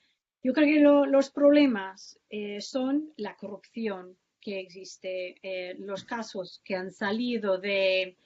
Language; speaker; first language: Spanish; non-native, fluent; English